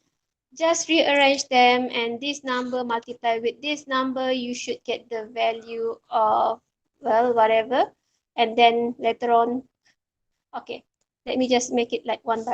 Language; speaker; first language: English; non-native, local second language; Malay